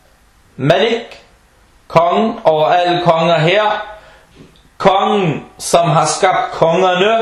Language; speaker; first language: Danish; early bilingual, other home language; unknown